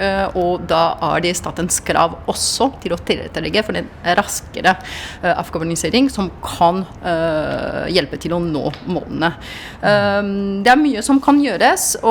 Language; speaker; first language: Norwegian; non-native, fluent; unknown